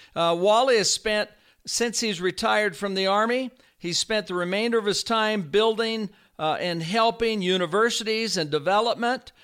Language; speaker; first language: English; native; English